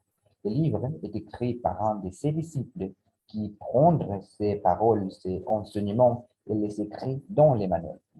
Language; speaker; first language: French; non-native, learner; Spanish